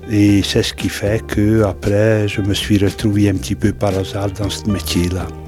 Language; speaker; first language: French; non-native, fluent; Hungarian